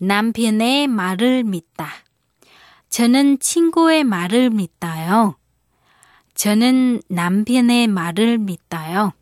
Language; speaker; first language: Korean; non-native, fluent; Vietnamese